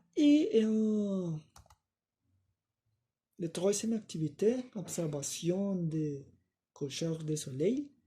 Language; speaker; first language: French; non-native, learner; Spanish